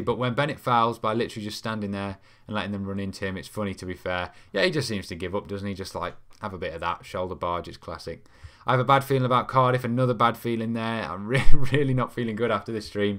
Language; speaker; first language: English; native; English